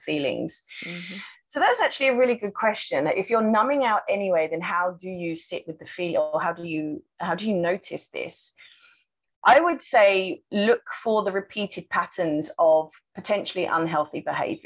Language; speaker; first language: English; native; English